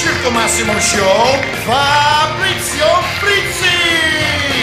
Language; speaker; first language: Italian; native; Italian